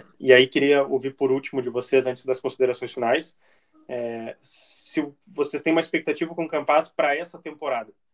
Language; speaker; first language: Portuguese; native; Portuguese